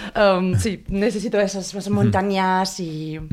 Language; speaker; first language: Spanish; non-native, fluent; German